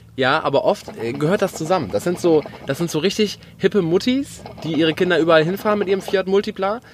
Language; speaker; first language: German; native; German